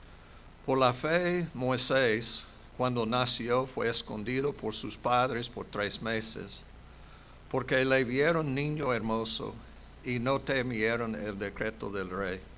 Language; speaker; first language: Spanish; non-native, fluent; English